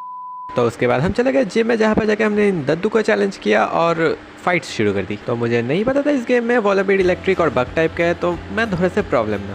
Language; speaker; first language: Hindi; native; Hindi